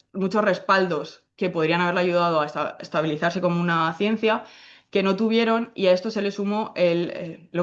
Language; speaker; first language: Spanish; native; Spanish